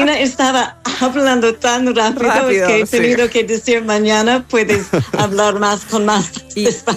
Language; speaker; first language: Spanish; non-native, learner; English